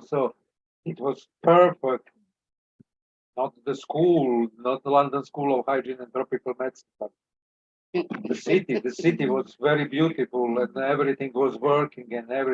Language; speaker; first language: English; non-native, learner; Serbian